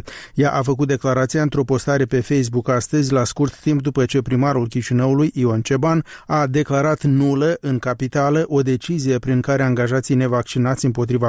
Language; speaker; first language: Romanian; native; Romanian